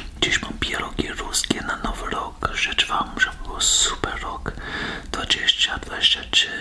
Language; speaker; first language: Polish; early bilingual, heritage; Polish